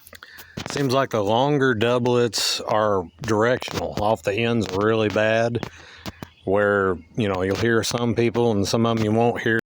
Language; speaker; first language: English; native; English